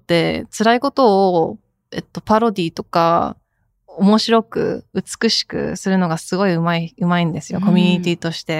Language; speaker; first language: Japanese; early bilingual, heritage; Japanese